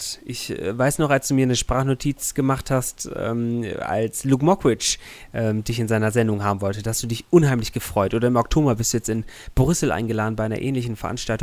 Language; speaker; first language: German; native; German